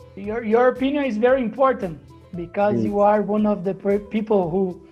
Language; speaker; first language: English; non-native, fluent; Portuguese